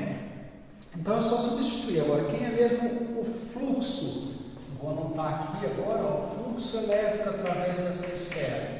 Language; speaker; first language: Portuguese; native; Portuguese